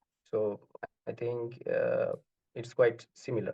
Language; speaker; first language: English; non-native, learner; Bangla